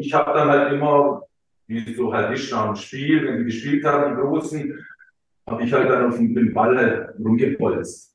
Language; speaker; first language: German; early bilingual, other home language; Croatian